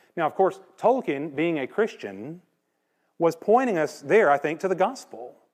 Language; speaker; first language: English; native; English